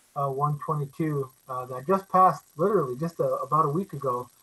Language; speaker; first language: English; native; English